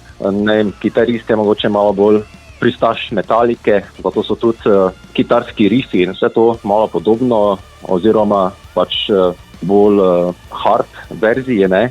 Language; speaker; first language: Slovenian; native; Slovenian